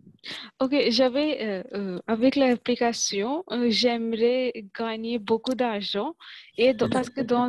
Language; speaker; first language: French; non-native, learner; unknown